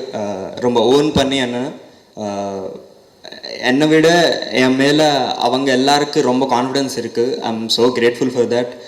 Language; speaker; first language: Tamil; non-native, learner; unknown